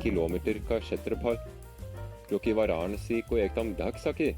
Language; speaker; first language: Hindi; non-native, fluent; Norwegian